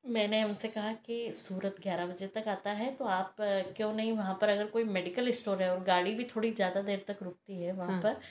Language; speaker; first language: Hindi; native; Hindi